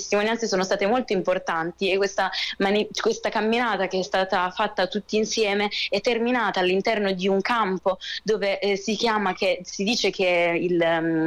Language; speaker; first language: Italian; non-native, fluent; Arabic